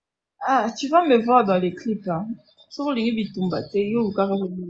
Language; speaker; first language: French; non-native, local second language; Lingala